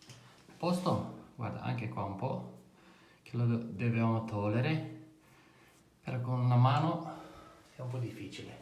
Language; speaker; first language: Italian; non-native, fluent; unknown